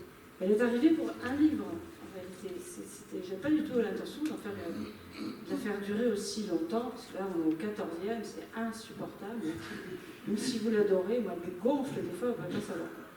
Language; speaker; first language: French; native; French